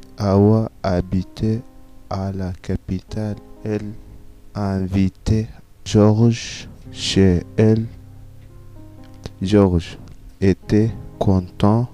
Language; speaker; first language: French; non-native, learner; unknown